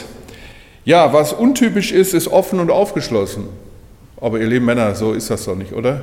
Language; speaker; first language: German; native; German